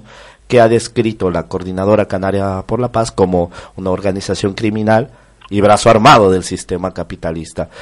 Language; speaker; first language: Spanish; native; Spanish